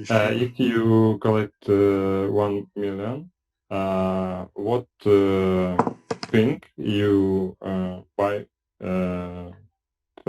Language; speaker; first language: English; non-native, learner; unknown